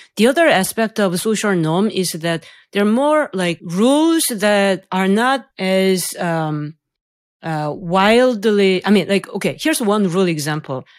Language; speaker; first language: English; non-native, fluent; Korean